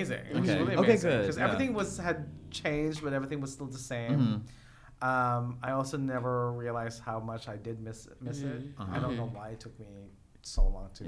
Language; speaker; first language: English; non-native, local second language; Filipino